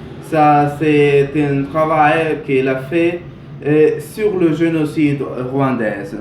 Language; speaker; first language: French; non-native, learner; Spanish